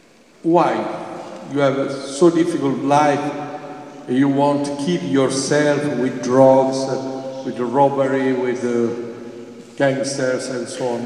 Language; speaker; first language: English; non-native, fluent; Italian